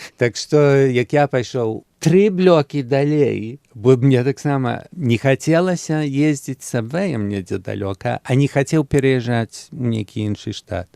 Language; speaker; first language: Belarusian; early bilingual, heritage; Belarusian